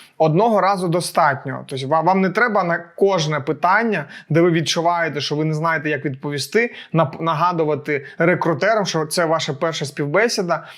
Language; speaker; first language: Ukrainian; non-native, local second language; Russian